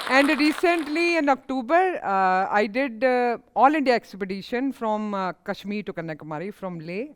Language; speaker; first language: English; non-native, local second language; Punjabi